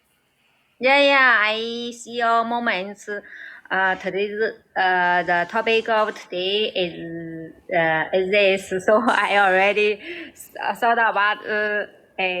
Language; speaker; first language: English; non-native, learner; Chinese